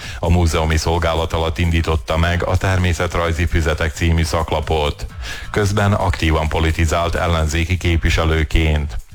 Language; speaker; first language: Hungarian; native; Hungarian